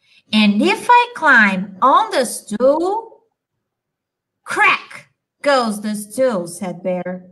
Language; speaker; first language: English; non-native, fluent; Portuguese